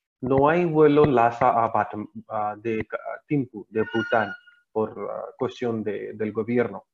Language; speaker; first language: Spanish; non-native, learner; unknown